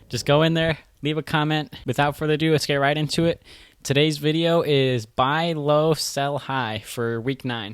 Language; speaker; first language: English; native; English